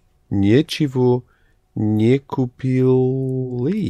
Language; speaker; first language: Russian; non-native, learner; English